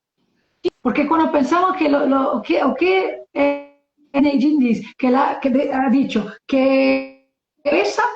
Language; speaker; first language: Spanish; non-native, learner; Portuguese